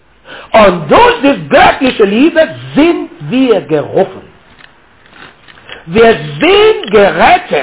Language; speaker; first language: German; non-native, learner; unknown